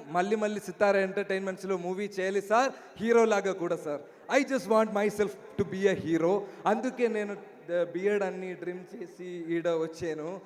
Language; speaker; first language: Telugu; non-native, learner; Malayalam